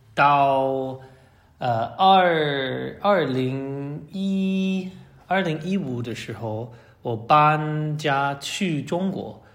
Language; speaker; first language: Chinese; non-native, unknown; English